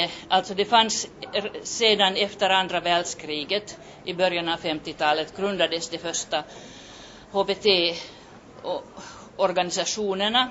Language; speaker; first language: Swedish; non-native, local second language; Finnish